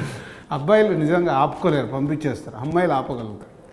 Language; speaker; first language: Telugu; native; Telugu